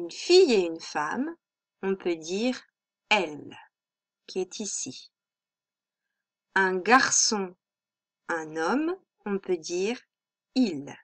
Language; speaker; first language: French; native; French